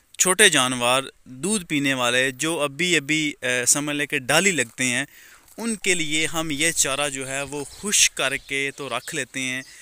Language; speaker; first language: Urdu; non-native, local second language; Punjabi